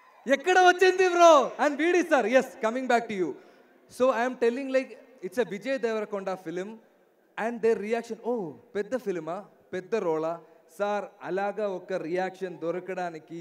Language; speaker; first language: Telugu; non-native, learner; Malayalam